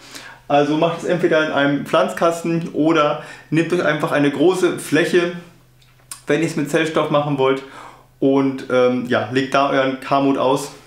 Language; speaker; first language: German; native; German